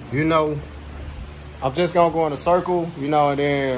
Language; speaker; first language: English; native; English